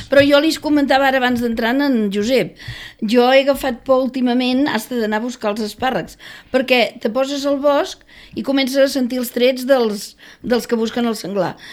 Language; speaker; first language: Catalan; native; Catalan